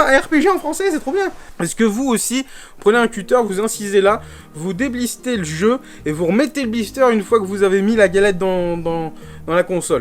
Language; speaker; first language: French; native; French